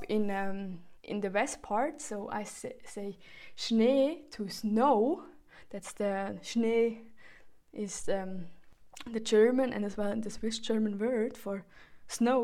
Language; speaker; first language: English; non-native, fluent; Swiss German